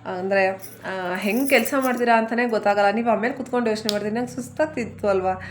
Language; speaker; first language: Kannada; native; Kannada